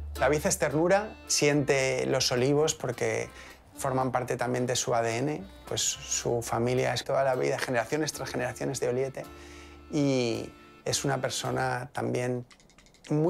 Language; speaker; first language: Spanish; native; Spanish